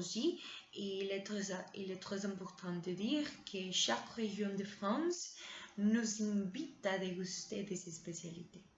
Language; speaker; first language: French; non-native, learner; Spanish